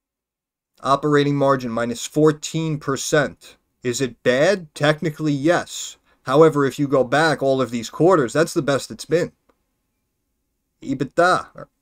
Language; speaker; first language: English; native; English